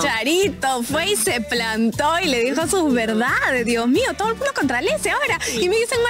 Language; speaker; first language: Spanish; native; Spanish